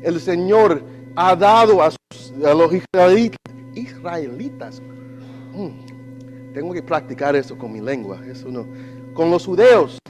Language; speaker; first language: Spanish; non-native, learner; English